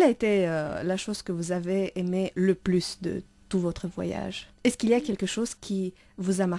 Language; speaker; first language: French; non-native, fluent; Romanian